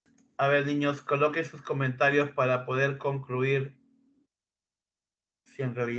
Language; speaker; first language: Spanish; native; Spanish